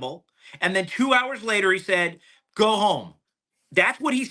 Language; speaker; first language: English; native; English